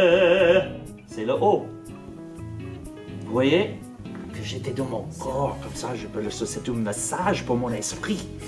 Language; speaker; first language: French; non-native, fluent; English